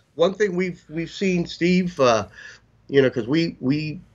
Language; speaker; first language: English; native; English